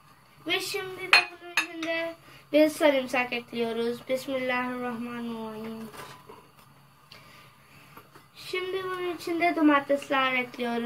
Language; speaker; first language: Turkish; non-native, fluent; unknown